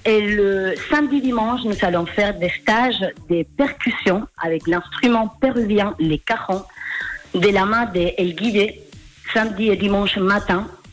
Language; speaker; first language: French; non-native, fluent; Spanish